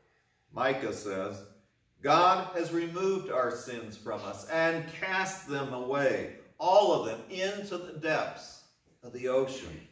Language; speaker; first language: English; native; English